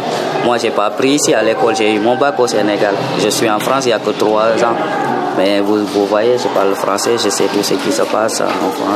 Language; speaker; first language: French; non-native, local second language; Fula